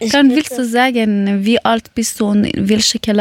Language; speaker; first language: German; non-native, learner; Persian